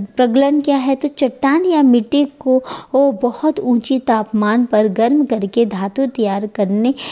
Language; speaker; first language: Hindi; native; Hindi